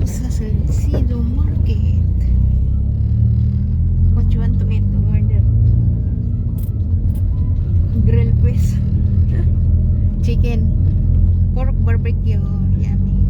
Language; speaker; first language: English; non-native, learner; Filipino